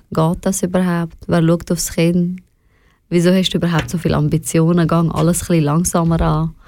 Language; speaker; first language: German; early bilingual, other home language; Persian